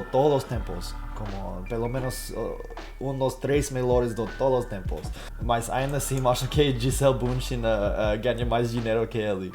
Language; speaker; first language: Portuguese; non-native, fluent; English